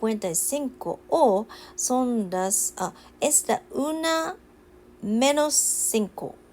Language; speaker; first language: Spanish; non-native, learner; Japanese